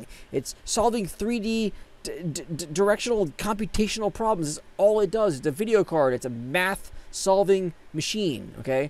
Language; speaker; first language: English; native; English